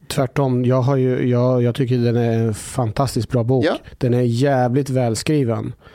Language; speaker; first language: Swedish; early bilingual, other home language; Persian